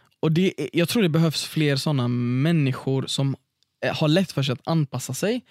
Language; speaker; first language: Swedish; early bilingual, other home language; Arabic